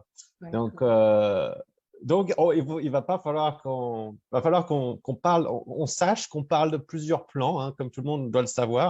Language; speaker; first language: French; native; French